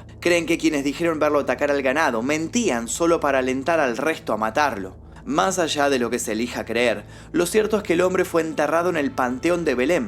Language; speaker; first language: Spanish; native; Spanish